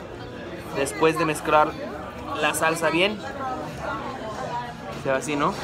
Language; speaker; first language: Spanish; non-native, fluent; English